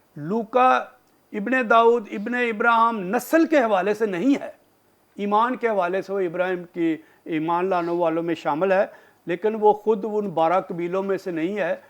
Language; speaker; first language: Urdu; non-native, local second language; Punjabi